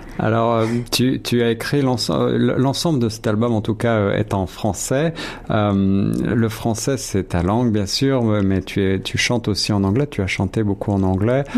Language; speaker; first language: French; native; French